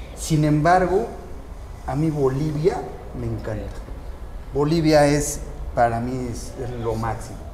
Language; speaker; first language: Spanish; native; Spanish